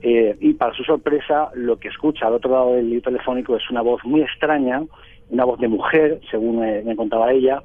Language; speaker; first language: Spanish; native; Spanish